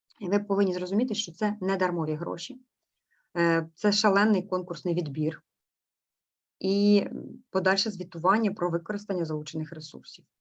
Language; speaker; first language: Ukrainian; native; Ukrainian